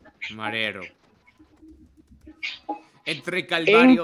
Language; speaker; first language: Spanish; non-native, learner; English